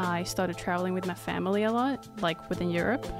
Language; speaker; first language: English; non-native, fluent; Swedish